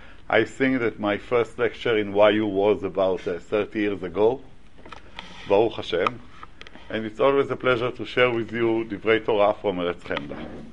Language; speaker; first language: English; non-native, fluent; Hebrew